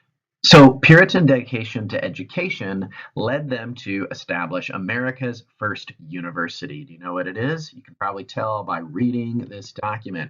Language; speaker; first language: English; native; English